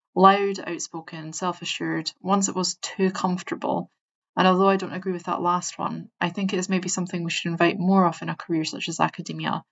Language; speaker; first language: English; native; English